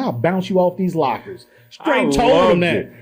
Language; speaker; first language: English; native; English